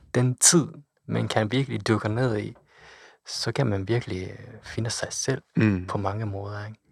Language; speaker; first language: Danish; non-native, fluent; Japanese